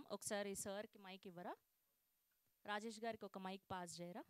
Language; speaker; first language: Telugu; native; Telugu